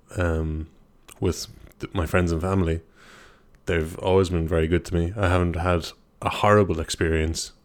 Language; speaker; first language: English; native; English